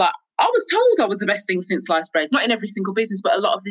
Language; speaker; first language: English; native; English